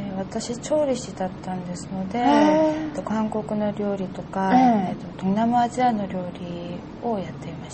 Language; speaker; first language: Japanese; non-native, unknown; Korean